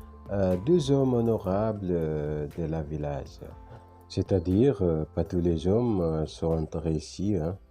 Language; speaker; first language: French; non-native, fluent; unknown